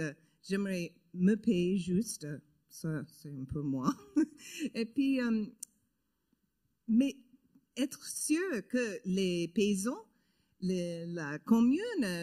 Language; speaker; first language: French; non-native, learner; English